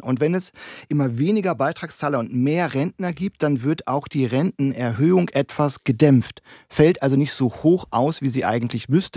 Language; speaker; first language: German; native; German